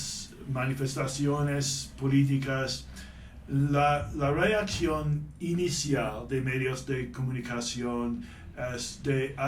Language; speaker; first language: Spanish; non-native, fluent; English